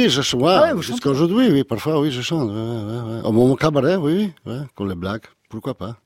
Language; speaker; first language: French; non-native, learner; Polish